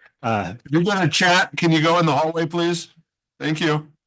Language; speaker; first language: English; native; English